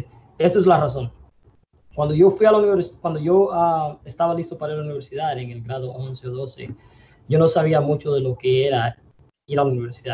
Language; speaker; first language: Spanish; early bilingual, other home language; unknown